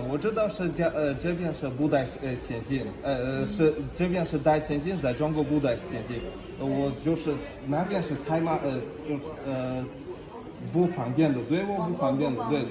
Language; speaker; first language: Chinese; non-native, learner; Tajik